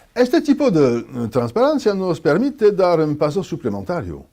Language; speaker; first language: Spanish; non-native, fluent; French